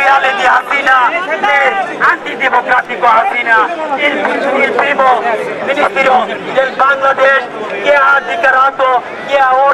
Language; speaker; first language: Italian; non-native, learner; Bangla